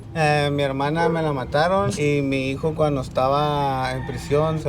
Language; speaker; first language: Spanish; native; Spanish